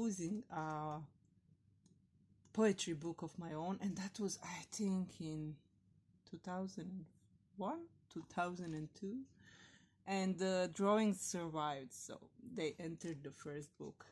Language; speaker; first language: English; non-native, fluent; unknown